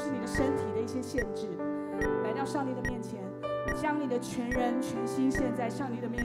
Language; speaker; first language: Chinese; native; Chinese